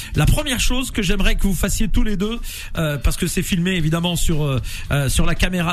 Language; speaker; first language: French; native; French